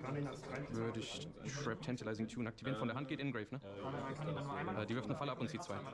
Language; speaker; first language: German; native; German